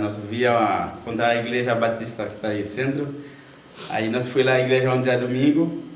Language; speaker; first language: Portuguese; non-native, learner; Haitian Creole